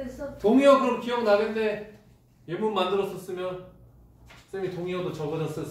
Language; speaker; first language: Korean; native; Korean